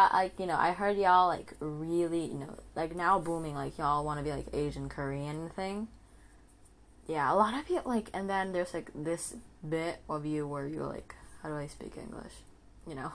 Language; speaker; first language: English; non-native, fluent; Indonesian